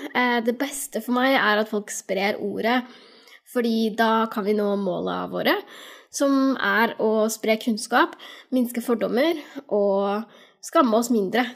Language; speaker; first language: Norwegian; native; Norwegian